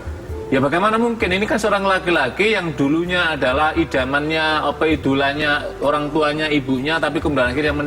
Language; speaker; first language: Indonesian; native; Indonesian